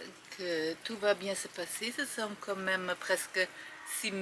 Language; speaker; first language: French; non-native, fluent; German